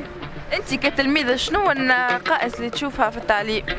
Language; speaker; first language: Arabic; native; Arabic